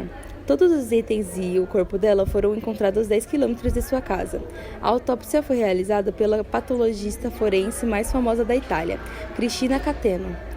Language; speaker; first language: Portuguese; native; Portuguese